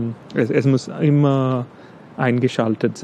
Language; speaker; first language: German; non-native, learner; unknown